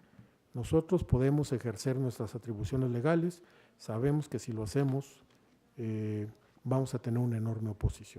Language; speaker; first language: Spanish; native; Spanish